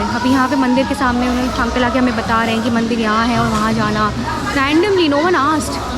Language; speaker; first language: Hindi; native; Hindi